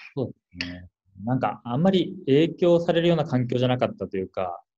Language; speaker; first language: Japanese; native; Japanese